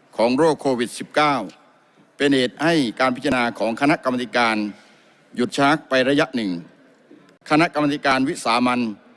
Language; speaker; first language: Thai; native; Thai